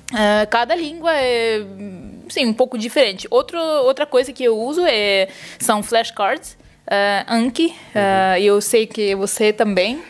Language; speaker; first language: Portuguese; non-native, fluent; Russian